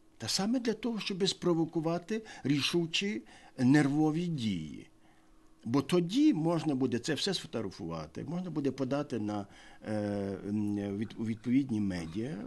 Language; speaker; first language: Ukrainian; native; Ukrainian